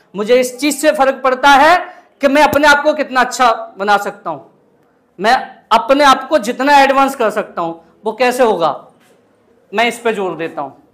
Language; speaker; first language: Hindi; native; Hindi